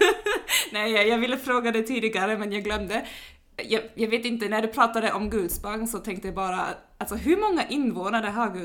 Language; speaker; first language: Swedish; non-native, fluent; German